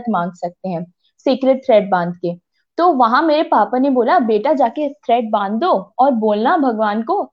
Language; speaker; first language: Hindi; native; Hindi